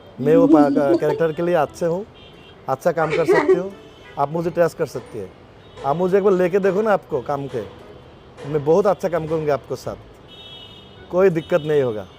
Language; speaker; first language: Hindi; non-native, learner; Bangla